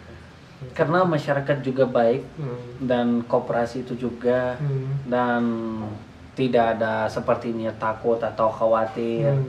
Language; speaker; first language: Indonesian; non-native, learner; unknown